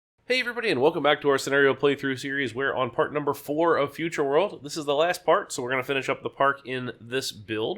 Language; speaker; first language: English; native; English